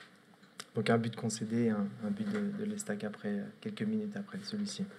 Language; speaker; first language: French; native; French